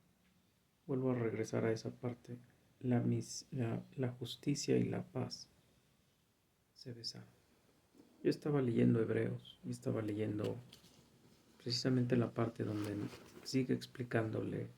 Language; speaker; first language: Spanish; native; Spanish